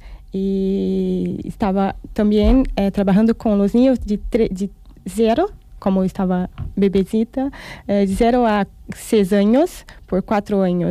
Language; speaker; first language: Spanish; non-native, fluent; Portuguese